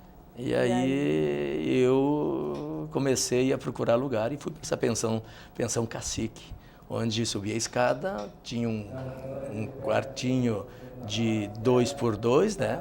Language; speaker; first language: Portuguese; native; Portuguese